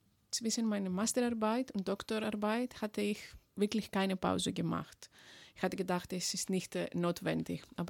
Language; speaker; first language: German; non-native, fluent; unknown